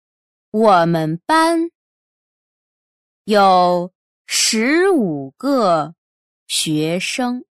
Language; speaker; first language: Chinese; non-native, learner; Russian